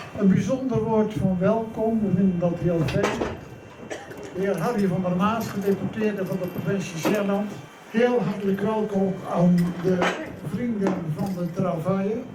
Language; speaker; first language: Dutch; native; Dutch